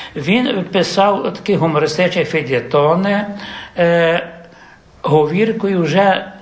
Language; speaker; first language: Ukrainian; early bilingual, heritage; Ukrainian